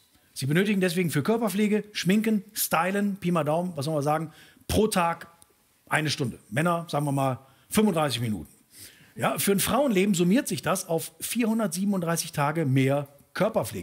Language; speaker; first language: German; native; German